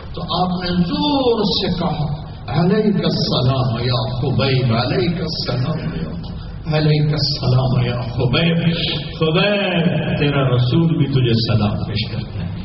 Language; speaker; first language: Urdu; non-native, local second language; Punjabi